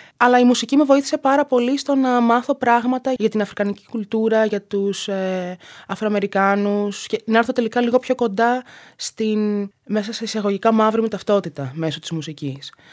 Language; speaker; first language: Greek; native; Greek